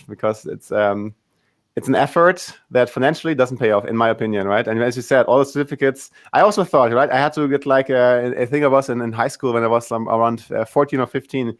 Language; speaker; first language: English; non-native, fluent; German